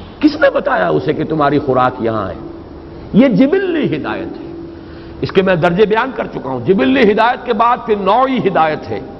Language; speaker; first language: Urdu; native; Urdu